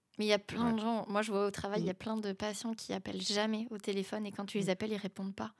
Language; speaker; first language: French; native; French